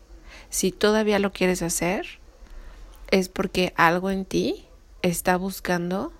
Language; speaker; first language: Spanish; native; Spanish